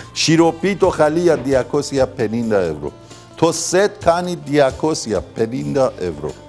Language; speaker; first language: Greek; non-native, learner; Persian